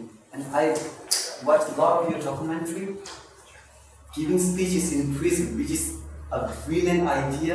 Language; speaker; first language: English; non-native, local second language; Tibetan